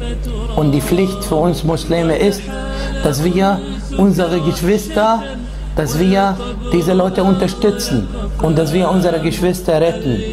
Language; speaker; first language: German; non-native, fluent; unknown